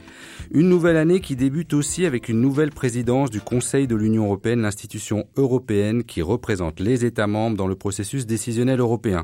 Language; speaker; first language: French; native; French